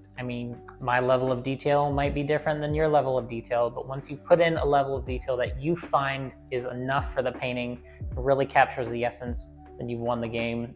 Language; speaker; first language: English; native; English